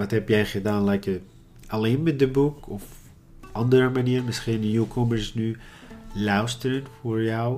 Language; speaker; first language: Dutch; non-native, learner; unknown